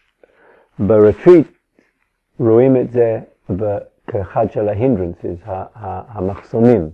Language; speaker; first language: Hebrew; non-native, fluent; English